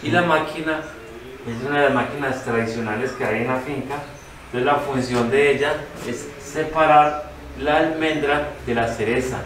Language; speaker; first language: Spanish; native; Spanish